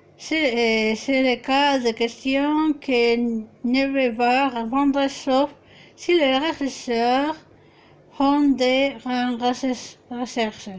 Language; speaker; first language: French; non-native, fluent; Spanish